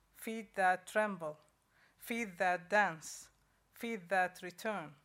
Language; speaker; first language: English; non-native, fluent; Arabic